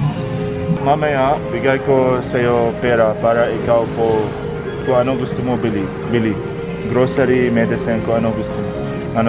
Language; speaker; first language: Filipino; non-native, learner; Arabic